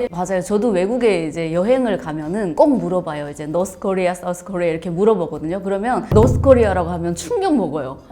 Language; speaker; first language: Korean; native; Korean